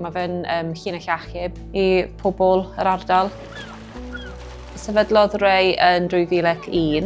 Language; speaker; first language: Welsh; native; Welsh